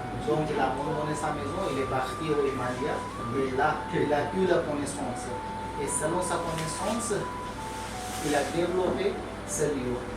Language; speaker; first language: French; non-native, learner; Hindi